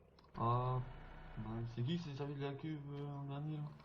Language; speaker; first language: French; native; French